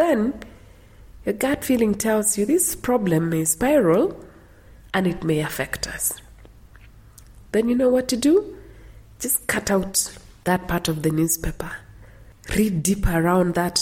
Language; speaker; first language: English; non-native, local second language; Kalenjin